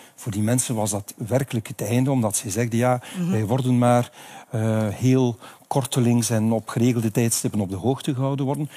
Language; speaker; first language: Dutch; native; Dutch